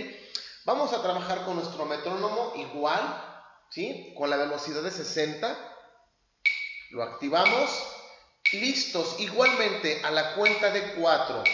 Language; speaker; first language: Spanish; native; Spanish